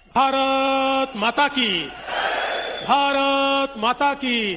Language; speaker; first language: Hindi; non-native, local second language; Marathi